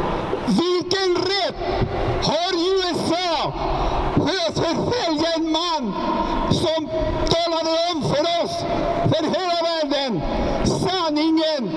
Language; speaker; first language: Swedish; non-native, fluent; Spanish